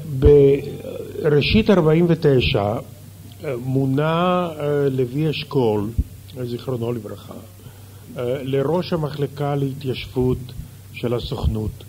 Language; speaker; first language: Hebrew; early bilingual, other home language; Russian